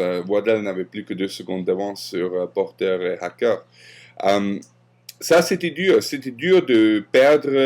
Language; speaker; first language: French; non-native, fluent; German